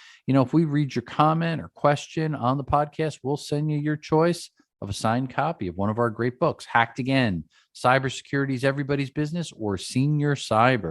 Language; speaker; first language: English; native; English